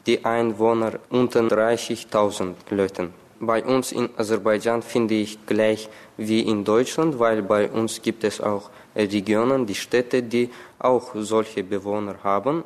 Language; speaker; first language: German; non-native, learner; Azerbaijani